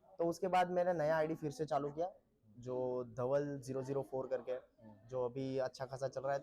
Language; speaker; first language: Hindi; non-native, local second language; Marathi